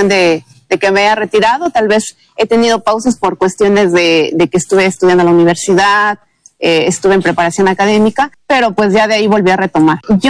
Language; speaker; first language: Spanish; native; Spanish